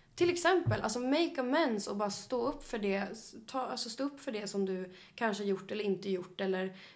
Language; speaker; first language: Swedish; native; Swedish